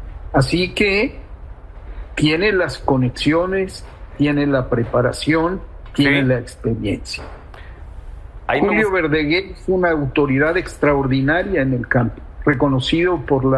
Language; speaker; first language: Spanish; native; Spanish